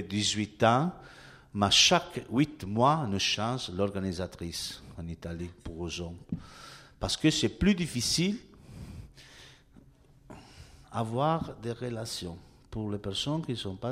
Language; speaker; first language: French; non-native, learner; Italian